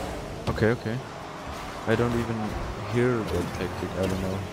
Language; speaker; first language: English; non-native, learner; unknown